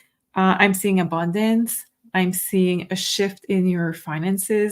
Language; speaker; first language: English; non-native, fluent; French